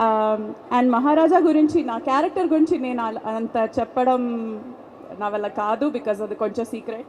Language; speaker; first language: Telugu; non-native, fluent; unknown